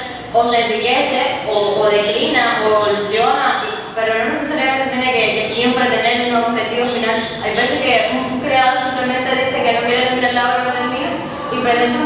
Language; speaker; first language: Spanish; native; Spanish